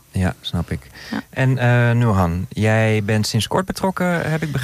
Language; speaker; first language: Dutch; native; Dutch